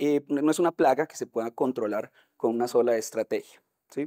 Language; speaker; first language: Spanish; native; Spanish